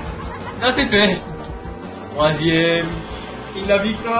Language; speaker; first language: French; native; French